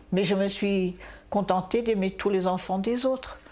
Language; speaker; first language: French; native; French